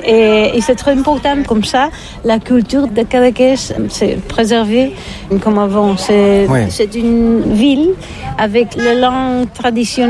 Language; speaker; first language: French; non-native, learner; Catalan